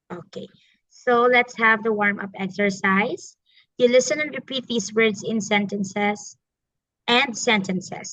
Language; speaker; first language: English; non-native, fluent; Filipino